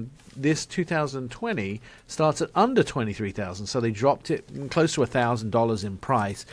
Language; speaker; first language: English; native; English